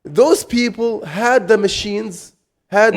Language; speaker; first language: English; non-native, fluent; Arabic